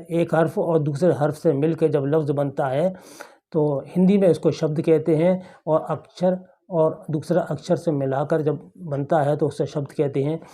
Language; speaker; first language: Hindi; native; Hindi